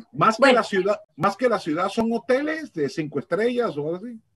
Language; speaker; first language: Spanish; native; Spanish